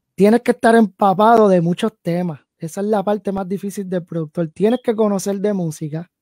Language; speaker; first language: Spanish; early bilingual, heritage; Spanish